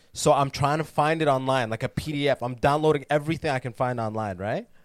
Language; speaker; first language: English; native; English